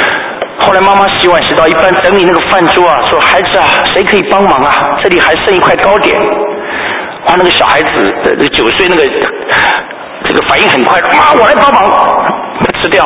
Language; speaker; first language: Chinese; native; Chinese